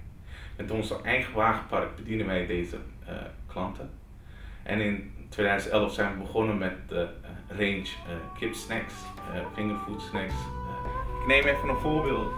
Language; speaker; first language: Dutch; early bilingual, other home language; Turkish